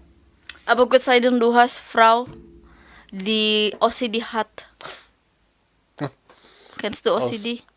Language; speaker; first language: German; non-native, learner; Indonesian